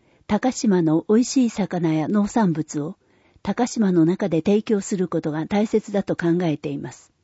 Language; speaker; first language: Japanese; native; Japanese